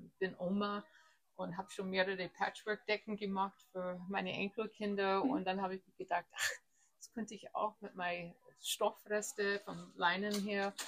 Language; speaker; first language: German; non-native, fluent; English